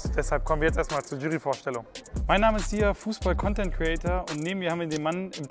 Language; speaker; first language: German; native; German